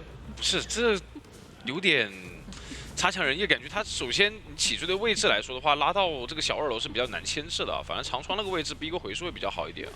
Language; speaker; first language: Chinese; native; Chinese